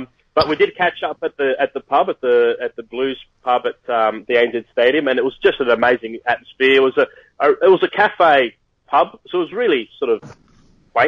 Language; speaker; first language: English; native; English